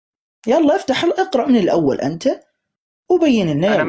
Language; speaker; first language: Arabic; native; Arabic